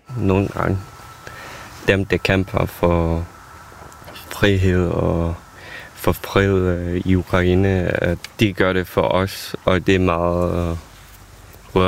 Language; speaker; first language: Danish; non-native, fluent; Ukrainian